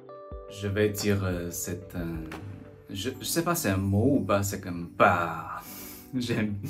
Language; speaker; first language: French; non-native, learner; Chinese